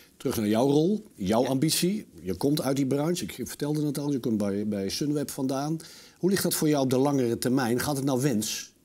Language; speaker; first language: Dutch; native; Dutch